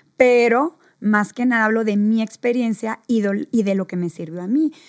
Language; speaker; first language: Spanish; native; Spanish